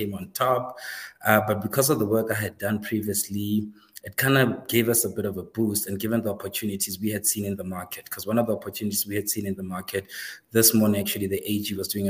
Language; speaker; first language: English; non-native, local second language; Northern Sotho